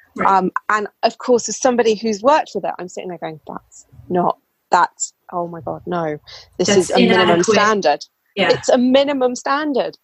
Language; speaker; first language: English; native; English